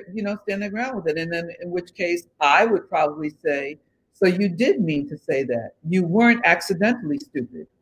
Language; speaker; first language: English; native; English